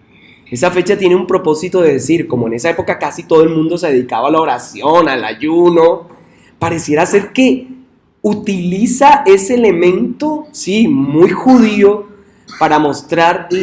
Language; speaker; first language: Spanish; native; Spanish